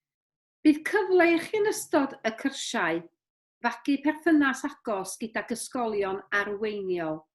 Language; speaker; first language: Welsh; native; Welsh